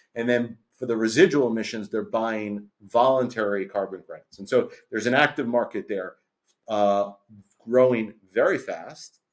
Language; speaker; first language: English; native; English